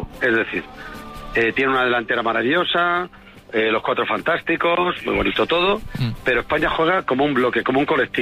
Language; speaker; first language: Spanish; native; Spanish